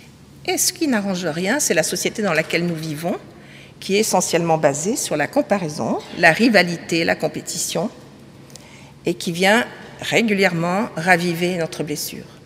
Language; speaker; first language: French; native; French